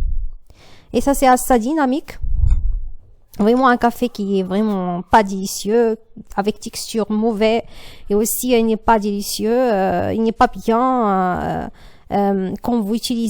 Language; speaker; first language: French; non-native, learner; Arabic